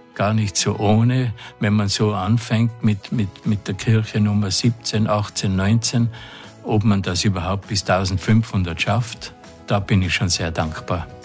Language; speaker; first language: German; native; German